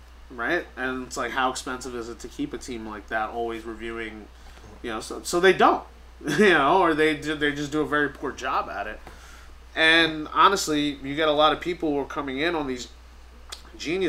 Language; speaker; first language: English; native; English